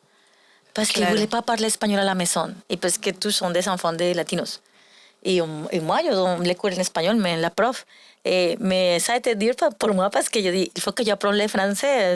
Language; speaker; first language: French; non-native, learner; Spanish